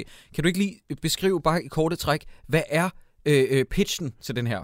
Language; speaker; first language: Danish; native; Danish